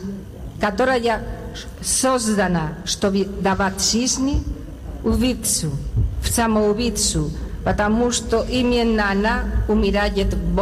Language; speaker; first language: Russian; non-native, learner; Spanish